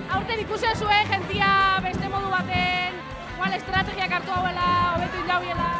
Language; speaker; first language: Basque; native; Basque